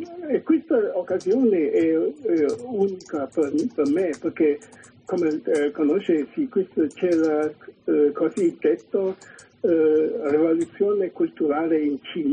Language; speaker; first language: Italian; non-native, learner; Chinese